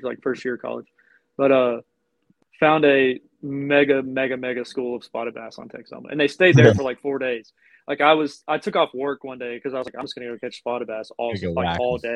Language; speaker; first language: English; native; English